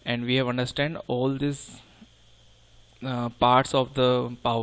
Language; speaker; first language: English; non-native, local second language; Hindi